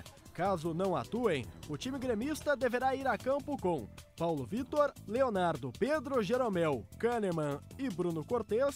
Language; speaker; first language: Portuguese; native; Portuguese